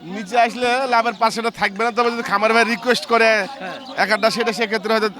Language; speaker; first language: Bangla; native; Bangla